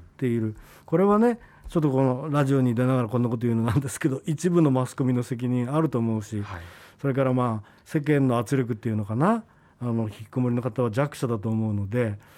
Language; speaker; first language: Japanese; native; Japanese